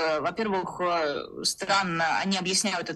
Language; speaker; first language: Russian; native; Russian